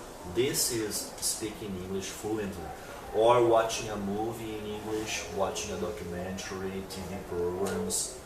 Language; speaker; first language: English; non-native, fluent; Portuguese